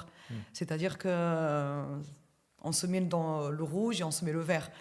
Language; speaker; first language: French; native; French